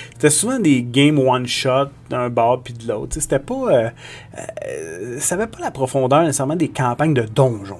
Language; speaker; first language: French; native; French